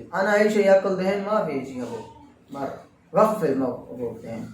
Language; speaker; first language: Arabic; non-native, learner; Urdu